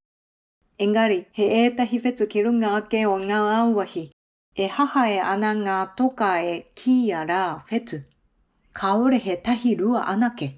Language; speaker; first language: Māori; non-native, fluent; Japanese